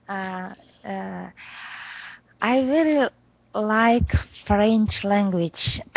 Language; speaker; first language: English; non-native, learner; Russian